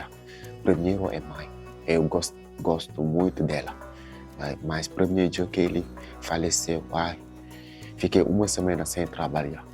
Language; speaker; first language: Portuguese; non-native, learner; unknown